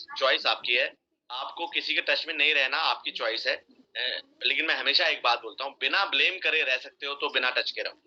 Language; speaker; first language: Hindi; native; Hindi